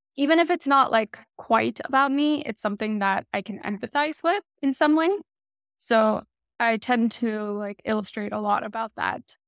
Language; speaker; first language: English; early bilingual, other home language; Hindi